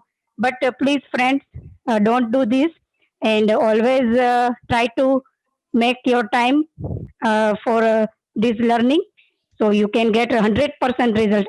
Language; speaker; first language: English; non-native, learner; Gujarati